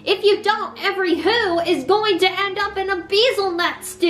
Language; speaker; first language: English; native; English